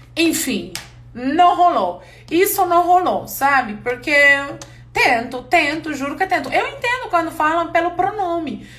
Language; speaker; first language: Portuguese; non-native, fluent; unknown